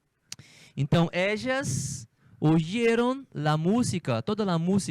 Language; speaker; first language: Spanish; non-native, fluent; Portuguese